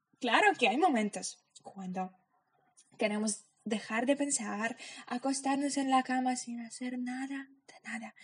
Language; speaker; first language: Spanish; non-native, fluent; Polish